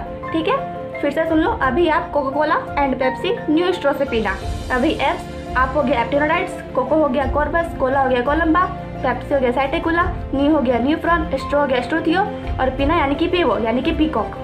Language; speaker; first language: Hindi; native; Hindi